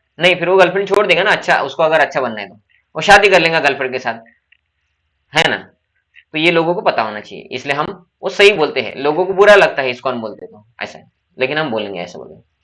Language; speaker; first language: Hindi; non-native, local second language; Marathi